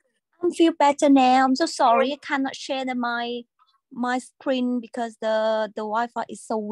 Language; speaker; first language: English; non-native, learner; Vietnamese